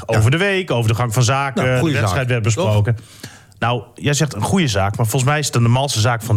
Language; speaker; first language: Dutch; native; Dutch